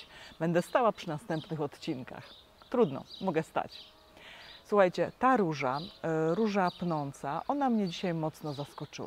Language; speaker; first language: Polish; native; Polish